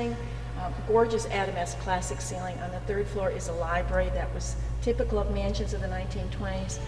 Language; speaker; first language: English; native; English